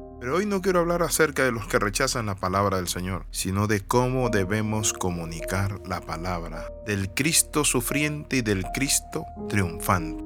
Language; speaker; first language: Spanish; native; Spanish